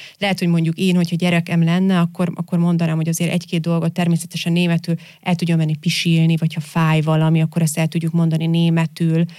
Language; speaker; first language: Hungarian; native; Hungarian